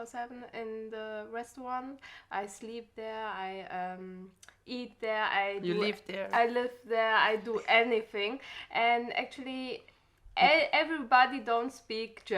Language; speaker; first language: English; non-native, learner; German